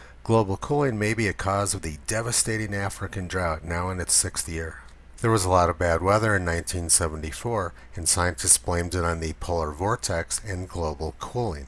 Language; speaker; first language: English; native; English